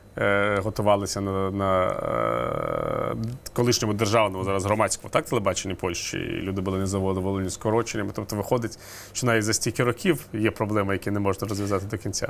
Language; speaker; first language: Ukrainian; non-native, local second language; Russian